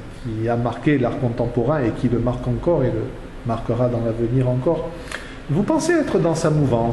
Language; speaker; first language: French; native; French